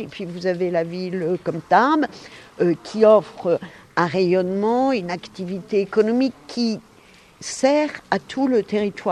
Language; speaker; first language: French; native; French